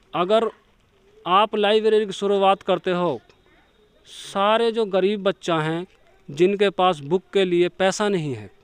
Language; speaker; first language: Hindi; native; Hindi